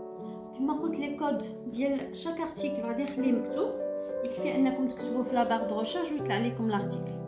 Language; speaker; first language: Arabic; native; Arabic